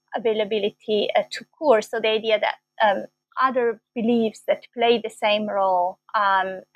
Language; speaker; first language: English; non-native, fluent; Italian